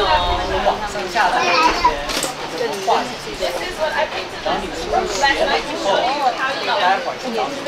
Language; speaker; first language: Chinese; non-native, learner; English